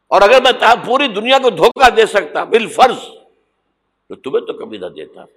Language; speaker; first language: Urdu; native; Urdu